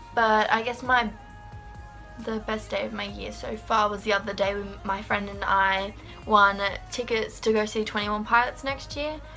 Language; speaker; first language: English; native; English